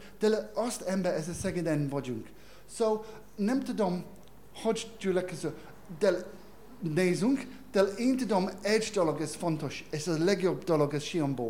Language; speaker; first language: Hungarian; non-native, learner; English